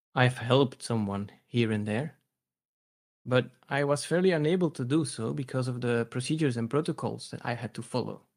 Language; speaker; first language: English; non-native, fluent; Dutch